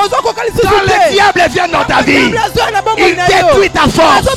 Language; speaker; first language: French; non-native, local second language; Lingala